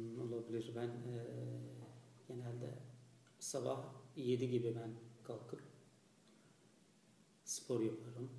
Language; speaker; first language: Turkish; non-native, fluent; Azerbaijani